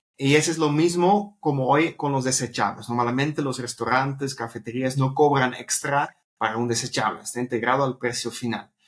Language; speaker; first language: Spanish; non-native, fluent; Dutch